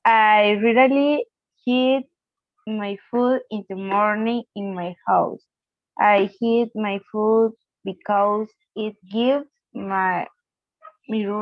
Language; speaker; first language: English; non-native, learner; Spanish